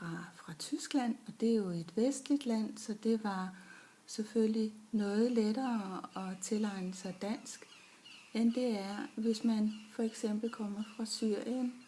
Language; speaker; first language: Danish; early bilingual, other home language; German